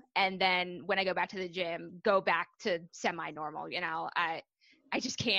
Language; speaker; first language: English; native; English